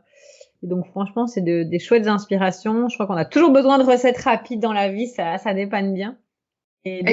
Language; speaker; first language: French; native; French